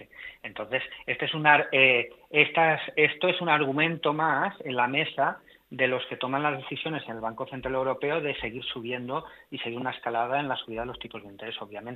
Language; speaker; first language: Spanish; native; Spanish